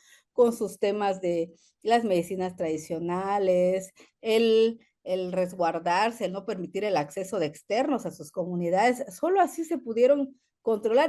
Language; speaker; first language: Spanish; native; Spanish